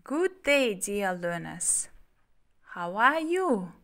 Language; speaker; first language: English; non-native, fluent; Kazakh